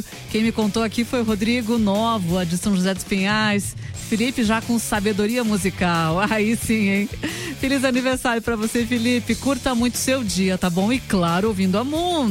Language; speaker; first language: Portuguese; native; Portuguese